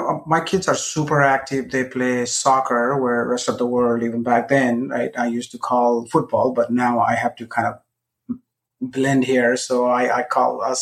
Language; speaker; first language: English; non-native, local second language; Nepali